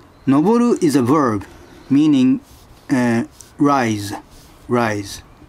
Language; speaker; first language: English; non-native, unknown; Japanese